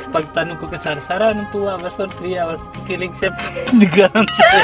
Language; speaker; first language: Filipino; non-native, learner; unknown